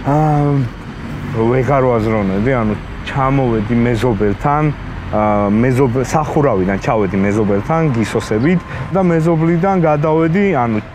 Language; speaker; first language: Georgian; native; Georgian